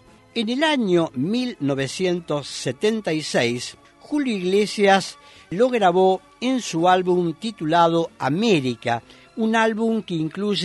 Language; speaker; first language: Spanish; native; Spanish